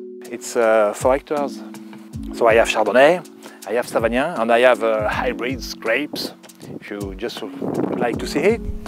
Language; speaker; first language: English; non-native, learner; French